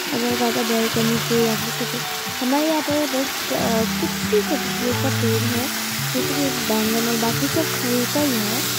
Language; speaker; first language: Hindi; non-native, local second language; Bangla